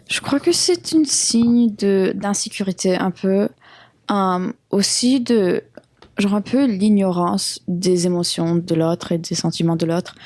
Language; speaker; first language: French; non-native, local second language; English